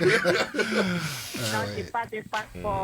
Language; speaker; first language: French; non-native, local second language; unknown